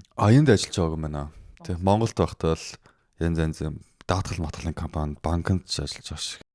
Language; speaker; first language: Mongolian; early bilingual, heritage; Mongolian